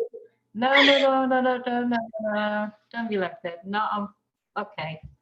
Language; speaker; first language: English; non-native, fluent; Indonesian